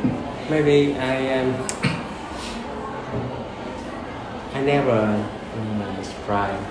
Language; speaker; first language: English; non-native, learner; Vietnamese